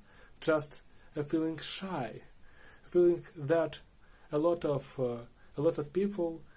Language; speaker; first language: English; non-native, learner; Russian